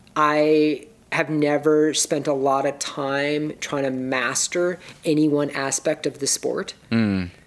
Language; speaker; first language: English; native; English